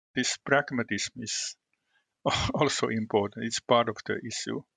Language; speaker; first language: English; non-native, fluent; Finnish